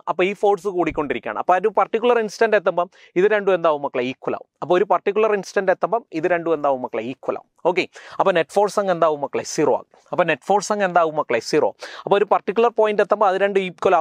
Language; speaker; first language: Malayalam; native; Malayalam